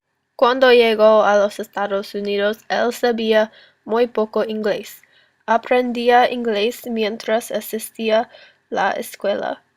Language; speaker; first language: Spanish; non-native, learner; English